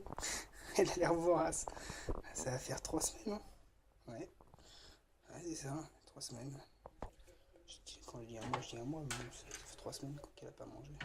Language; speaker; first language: French; native; French